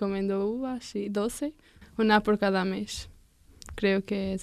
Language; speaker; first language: Spanish; non-native, learner; Portuguese